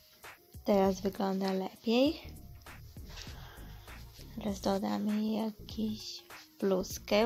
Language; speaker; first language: Polish; early bilingual, heritage; Polish